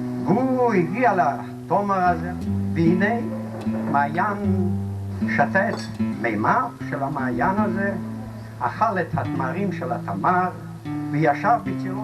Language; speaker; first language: Hebrew; non-native, fluent; Yiddish